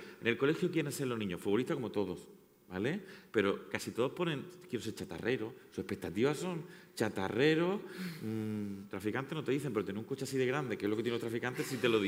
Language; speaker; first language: Spanish; native; Spanish